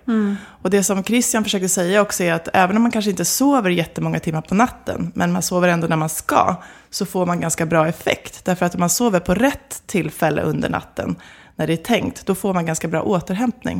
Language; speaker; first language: Swedish; native; Swedish